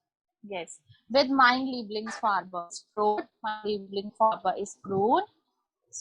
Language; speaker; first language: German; non-native, fluent; Hindi